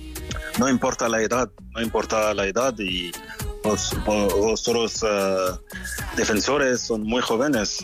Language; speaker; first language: Spanish; non-native, fluent; French